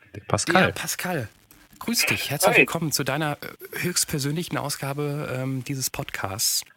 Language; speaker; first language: German; native; German